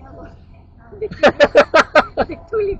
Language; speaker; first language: French; non-native, learner; Russian